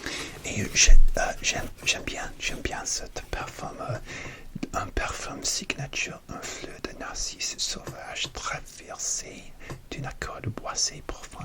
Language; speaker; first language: French; non-native, learner; English